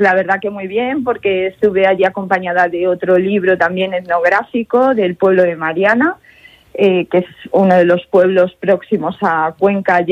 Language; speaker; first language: Spanish; native; Spanish